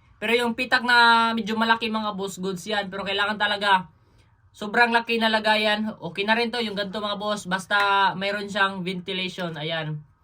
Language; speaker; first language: Filipino; non-native, local second language; Cebuano